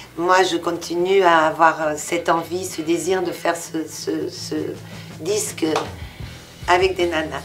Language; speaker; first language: French; early bilingual, other home language; Portuguese